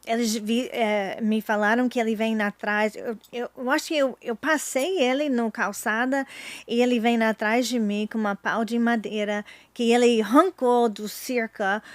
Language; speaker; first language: Portuguese; non-native, fluent; English